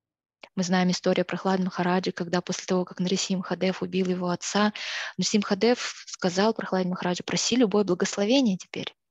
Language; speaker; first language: Russian; native; Russian